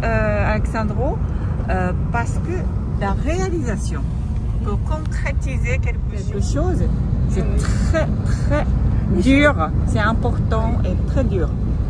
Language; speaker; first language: French; non-native, learner; Japanese